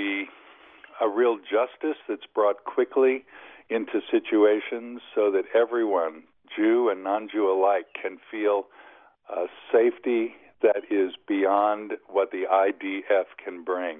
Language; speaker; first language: English; native; English